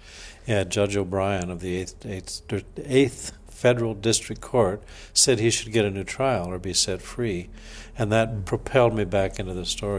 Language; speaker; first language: English; native; English